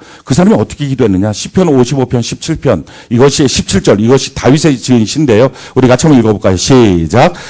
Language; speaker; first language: Korean; native; Korean